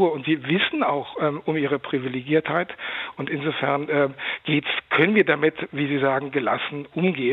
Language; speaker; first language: German; native; German